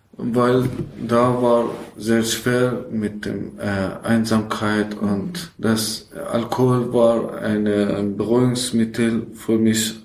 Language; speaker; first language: German; non-native, learner; Persian